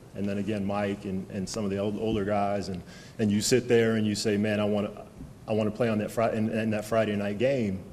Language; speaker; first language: English; native; English